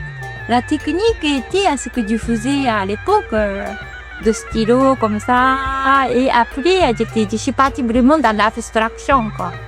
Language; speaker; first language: French; non-native, fluent; Japanese